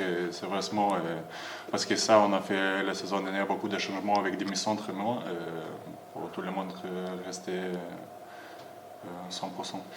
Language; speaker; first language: French; non-native, learner; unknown